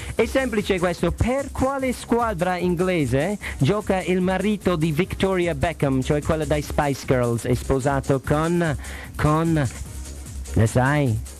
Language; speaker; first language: Italian; non-native, fluent; English